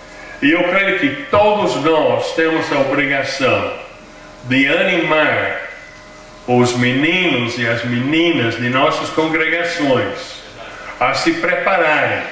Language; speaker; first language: Portuguese; non-native, fluent; English